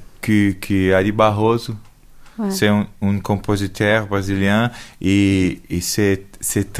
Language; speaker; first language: French; non-native, learner; Portuguese